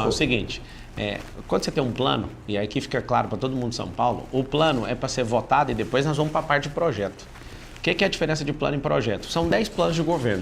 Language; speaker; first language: Portuguese; native; Portuguese